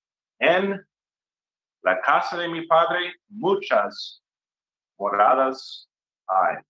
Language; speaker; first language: Spanish; non-native, fluent; English